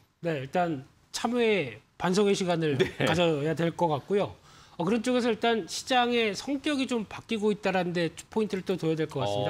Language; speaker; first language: Korean; native; Korean